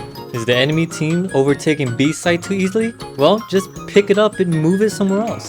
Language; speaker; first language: English; native; English